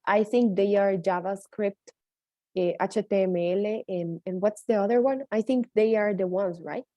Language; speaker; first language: English; non-native, fluent; Spanish